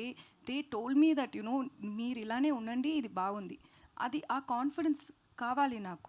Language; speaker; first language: Telugu; non-native, learner; Tamil